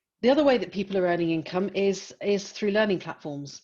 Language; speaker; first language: English; native; English